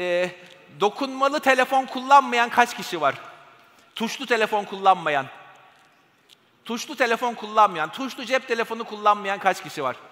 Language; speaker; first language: Turkish; native; Turkish